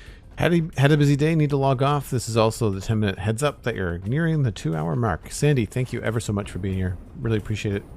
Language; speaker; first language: English; native; English